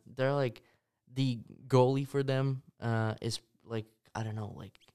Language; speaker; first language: English; early bilingual, other home language; Russian